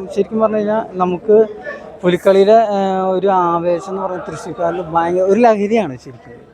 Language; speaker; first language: Malayalam; native; Malayalam